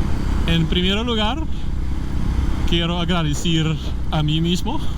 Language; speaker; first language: Spanish; non-native, learner; Papiamento